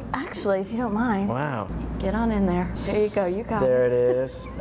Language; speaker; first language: English; non-native, fluent; Spanish